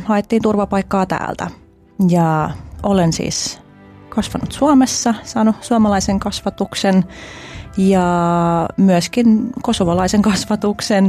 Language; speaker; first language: Finnish; early bilingual, other home language; Albanian